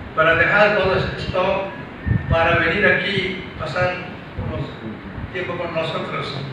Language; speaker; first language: Spanish; non-native, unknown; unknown